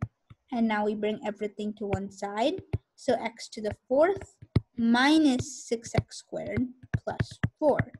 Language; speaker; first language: English; native; English